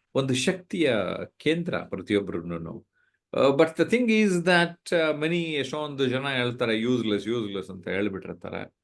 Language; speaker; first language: Kannada; native; Kannada